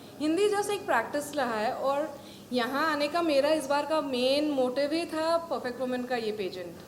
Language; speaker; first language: Hindi; non-native, local second language; Assamese